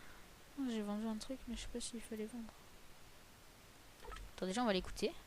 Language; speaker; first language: French; native; French